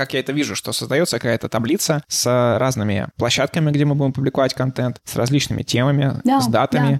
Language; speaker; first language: Russian; native; Russian